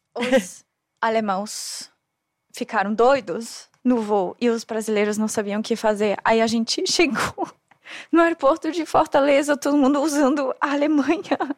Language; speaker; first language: Portuguese; non-native, fluent; German